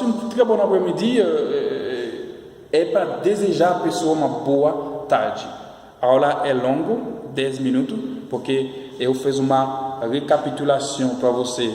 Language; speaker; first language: Portuguese; non-native, fluent; Haitian Creole